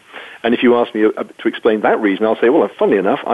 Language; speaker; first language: English; native; English